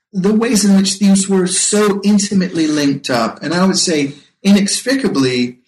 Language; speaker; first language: English; native; English